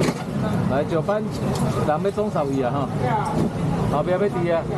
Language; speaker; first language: Chinese; native; Chinese